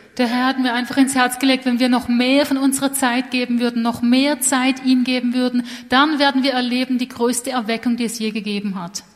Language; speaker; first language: German; native; German